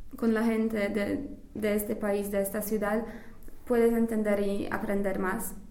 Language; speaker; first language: Spanish; non-native, fluent; English